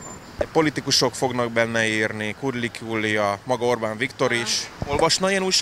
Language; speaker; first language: Hungarian; native; Hungarian